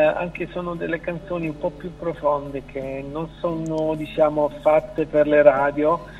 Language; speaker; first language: Italian; early bilingual, heritage; Italian